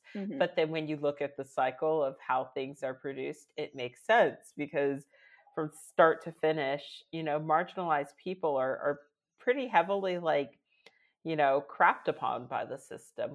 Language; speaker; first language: English; native; English